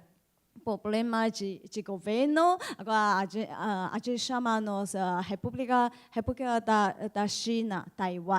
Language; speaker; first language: Portuguese; non-native, learner; Chinese